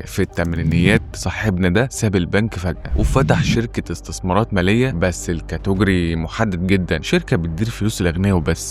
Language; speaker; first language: Arabic; native; Arabic